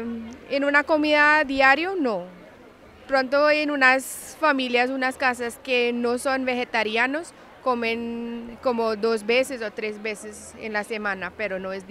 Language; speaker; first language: Spanish; non-native, fluent; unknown